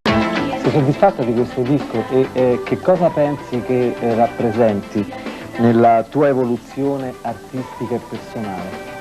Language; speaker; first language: Italian; native; Italian